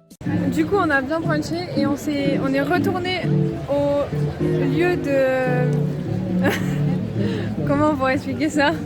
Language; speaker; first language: French; native; French